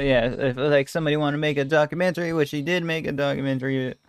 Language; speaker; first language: English; native; English